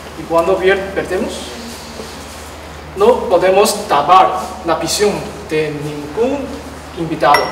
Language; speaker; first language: Spanish; non-native, learner; Chinese